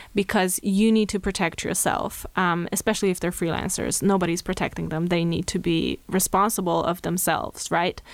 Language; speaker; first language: English; non-native, fluent; Slovenian